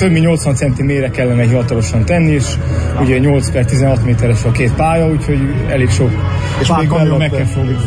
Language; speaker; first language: Hungarian; native; Hungarian